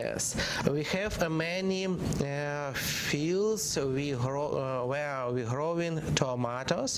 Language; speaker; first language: English; non-native, learner; Ukrainian